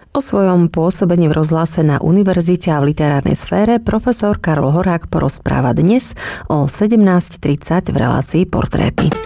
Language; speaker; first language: Slovak; native; Slovak